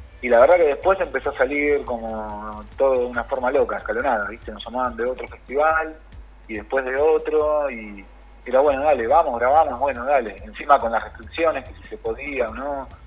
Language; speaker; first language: Spanish; native; Spanish